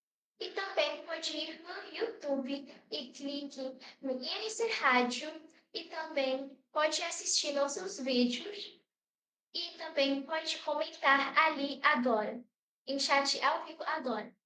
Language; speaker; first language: Portuguese; early bilingual, other home language; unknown